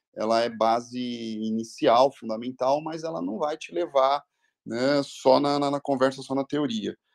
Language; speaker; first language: Portuguese; native; Portuguese